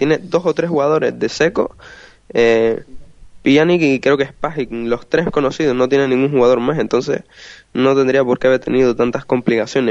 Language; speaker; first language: Spanish; native; Spanish